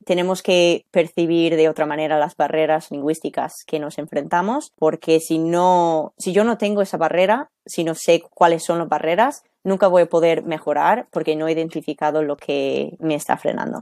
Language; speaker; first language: Spanish; non-native, fluent; English